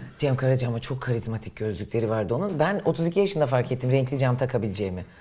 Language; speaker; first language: Turkish; native; Turkish